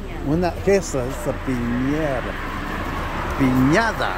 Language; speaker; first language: Spanish; native; Spanish